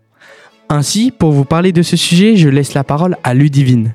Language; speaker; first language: French; native; French